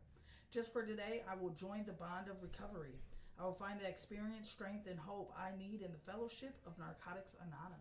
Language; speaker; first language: English; native; English